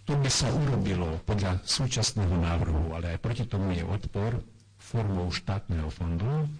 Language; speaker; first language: Slovak; non-native, local second language; Hungarian